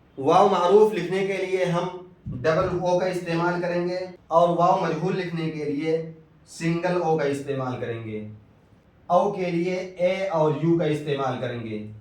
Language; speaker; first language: Urdu; native; Urdu